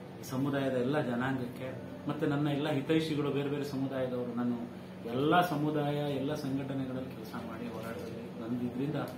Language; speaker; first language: Kannada; non-native, local second language; Lambadi